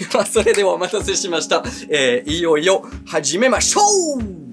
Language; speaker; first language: Japanese; non-native, fluent; French